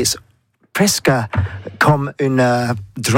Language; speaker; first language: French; non-native, learner; English